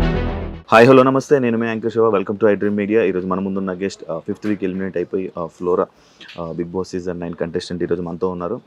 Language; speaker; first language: Telugu; native; Telugu